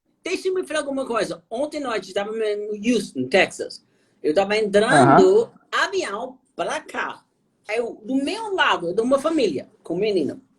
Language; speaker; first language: Portuguese; non-native, fluent; German